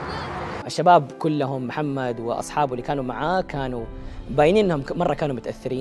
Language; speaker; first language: Arabic; native; Arabic